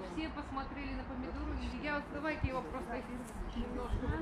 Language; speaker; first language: Russian; native; Russian